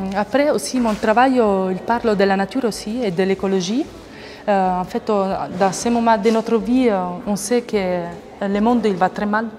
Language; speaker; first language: French; non-native, fluent; Italian